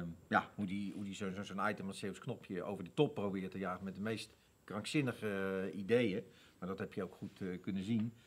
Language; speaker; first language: Dutch; native; Dutch